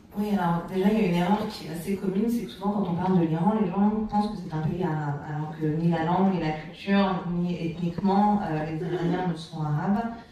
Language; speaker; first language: French; early bilingual, other home language; Persian